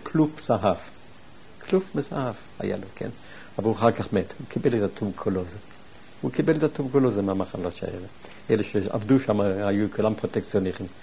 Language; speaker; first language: Hebrew; non-native, fluent; German